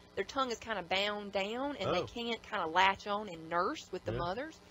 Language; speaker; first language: English; native; English